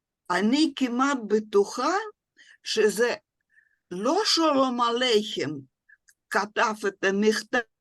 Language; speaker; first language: Hebrew; non-native, fluent; Russian